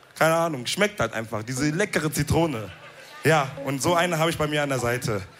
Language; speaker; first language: German; early bilingual, other home language; Wolof